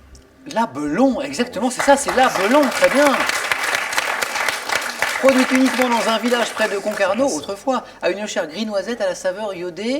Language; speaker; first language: French; native; French